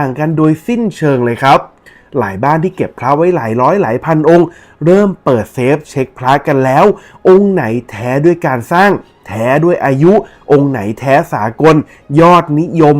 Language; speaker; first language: Thai; native; Thai